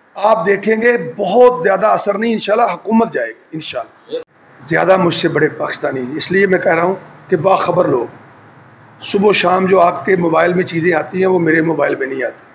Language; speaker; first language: Urdu; non-native, local second language; Punjabi